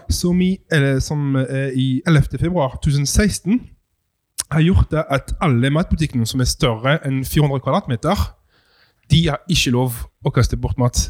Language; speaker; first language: Norwegian; non-native, fluent; French